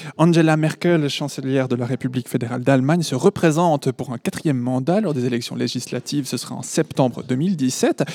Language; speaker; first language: French; native; French